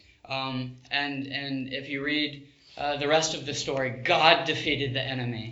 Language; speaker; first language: English; native; English